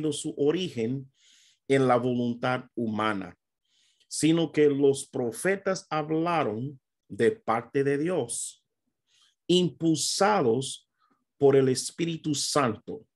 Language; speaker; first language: Spanish; non-native, fluent; English